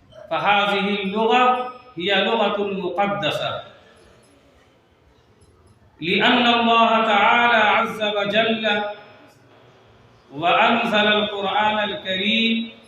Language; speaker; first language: Arabic; non-native, fluent; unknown